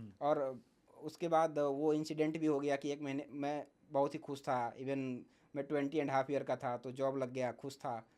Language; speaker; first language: Hindi; native; Hindi